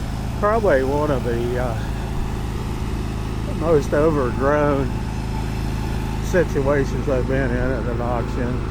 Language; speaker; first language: English; native; English